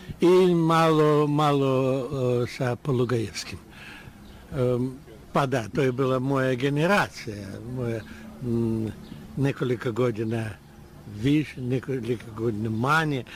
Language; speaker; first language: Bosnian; non-native, learner; Russian